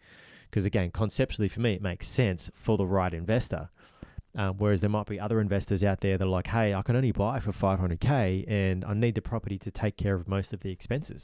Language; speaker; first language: English; native; English